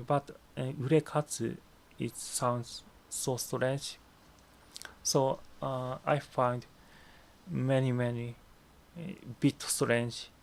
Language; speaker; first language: English; non-native, learner; Japanese